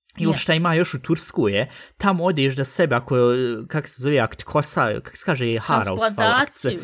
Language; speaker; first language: Bosnian; early bilingual, heritage; Bosnian